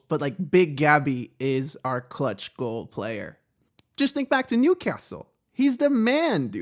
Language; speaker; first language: English; native; English